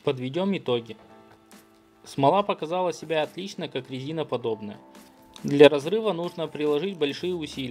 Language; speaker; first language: Russian; native; Russian